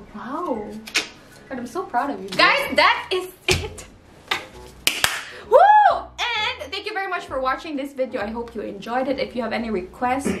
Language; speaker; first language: English; non-native, local second language; Cebuano